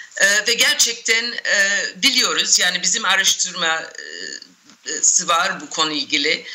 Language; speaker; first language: Turkish; non-native, fluent; English